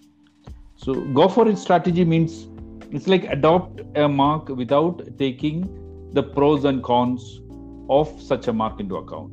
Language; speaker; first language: English; non-native, local second language; Malayalam